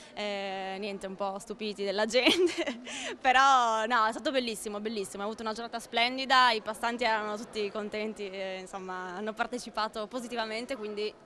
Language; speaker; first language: Italian; native; Italian